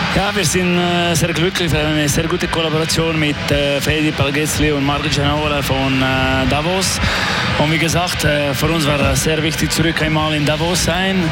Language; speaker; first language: German; non-native, learner; French